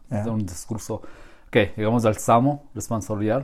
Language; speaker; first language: Spanish; non-native, learner; English